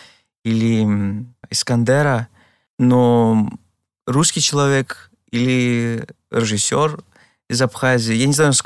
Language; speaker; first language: Russian; non-native, fluent; Greek